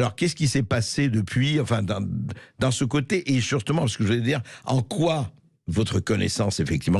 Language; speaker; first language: French; native; French